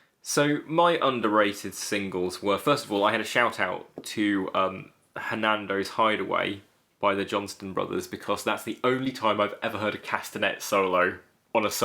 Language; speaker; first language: English; native; English